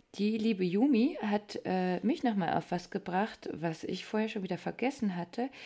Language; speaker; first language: German; native; German